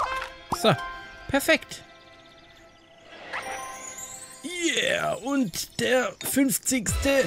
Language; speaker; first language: German; native; German